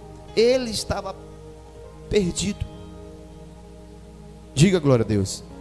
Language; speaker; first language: Portuguese; native; Portuguese